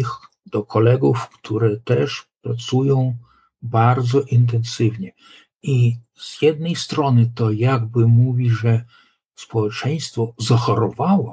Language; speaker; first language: Polish; non-native, local second language; Lithuanian